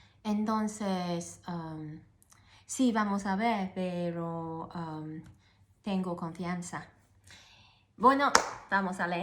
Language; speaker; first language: Spanish; non-native, learner; Cantonese